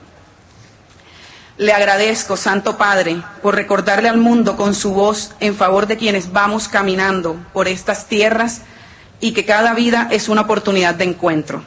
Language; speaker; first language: Spanish; native; Spanish